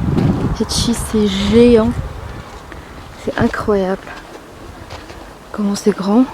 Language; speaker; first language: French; non-native, local second language; Arabic